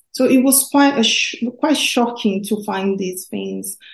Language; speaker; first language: English; non-native, fluent; Portuguese